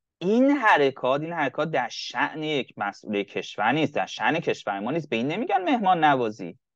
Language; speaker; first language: Persian; native; Persian